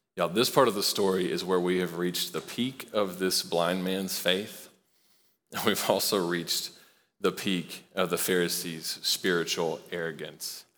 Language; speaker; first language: English; native; English